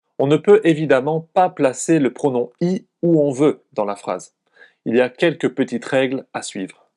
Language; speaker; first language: French; native; French